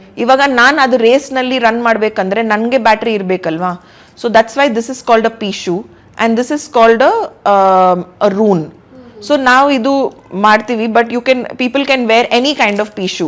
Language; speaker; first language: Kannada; non-native, local second language; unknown